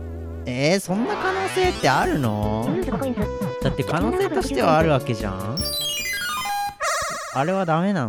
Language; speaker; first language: Japanese; native; Japanese